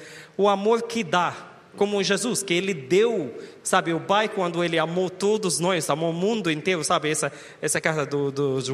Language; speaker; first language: Portuguese; non-native, learner; Arabic